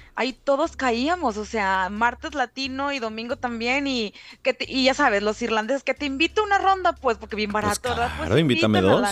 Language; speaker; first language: Spanish; native; Spanish